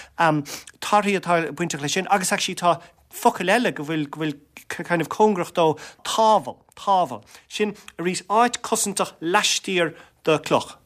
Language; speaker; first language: Irish; non-native, local second language; English